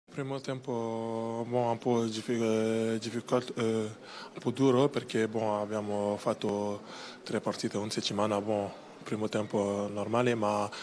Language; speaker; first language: Italian; non-native, learner; French